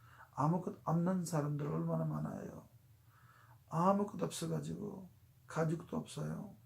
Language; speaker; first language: Korean; non-native, fluent; Urdu